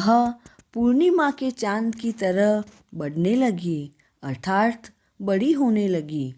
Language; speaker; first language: Hindi; native; Hindi